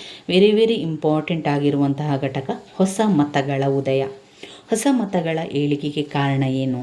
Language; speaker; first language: Kannada; native; Kannada